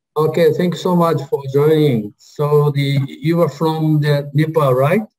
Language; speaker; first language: English; non-native, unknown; Japanese